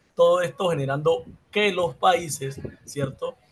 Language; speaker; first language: Spanish; native; Spanish